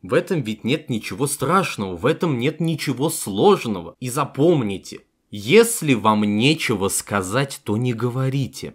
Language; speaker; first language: Russian; native; Russian